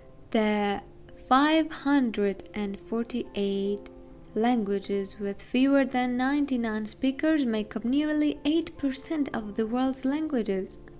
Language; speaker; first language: English; non-native, fluent; Persian